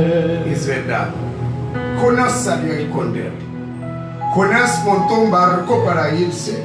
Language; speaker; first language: Spanish; native; Spanish